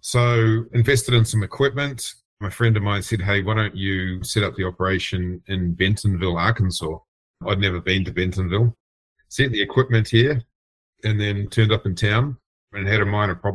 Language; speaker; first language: English; native; English